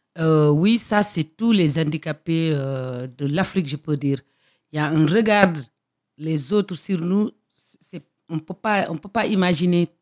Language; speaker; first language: French; non-native, local second language; Fula